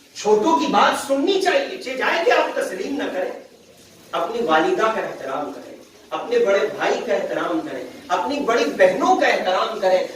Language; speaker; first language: Urdu; native; Urdu